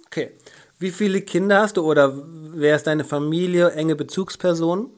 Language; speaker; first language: German; native; German